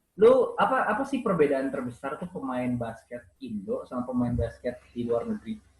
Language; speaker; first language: Indonesian; native; Indonesian